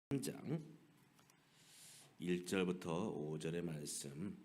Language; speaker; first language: Korean; native; Korean